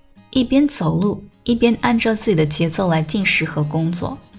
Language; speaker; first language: Chinese; native; Chinese